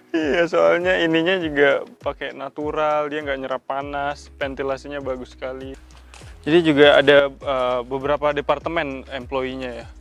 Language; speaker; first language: Indonesian; native; Indonesian